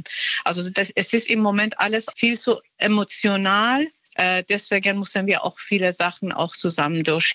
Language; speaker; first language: German; non-native, fluent; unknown